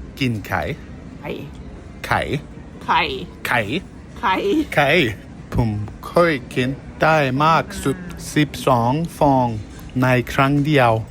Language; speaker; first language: Thai; non-native, learner; German